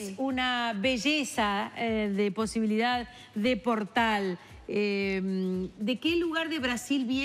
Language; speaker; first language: Spanish; native; Spanish